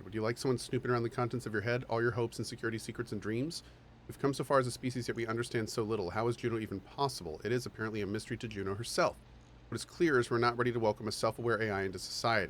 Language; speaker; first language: English; native; English